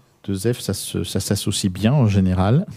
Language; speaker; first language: French; native; French